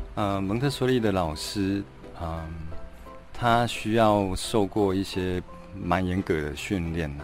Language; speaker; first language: Chinese; non-native, local second language; Min Nan Chinese